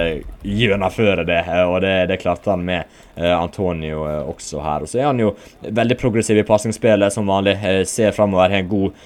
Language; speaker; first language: Norwegian; native; Norwegian